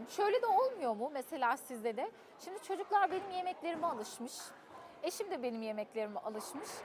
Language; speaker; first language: Turkish; early bilingual, heritage; Turkish